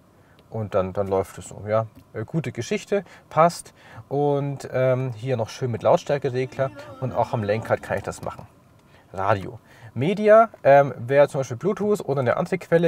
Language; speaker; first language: German; native; German